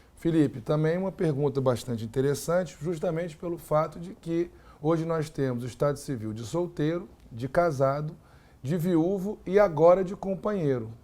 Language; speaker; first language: Portuguese; native; Portuguese